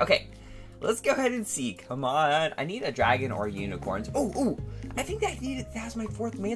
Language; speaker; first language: English; native; English